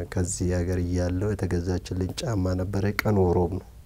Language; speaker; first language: Amharic; early bilingual, other home language; Oromo